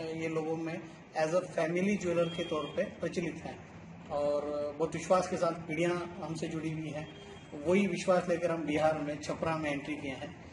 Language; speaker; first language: Hindi; native; Hindi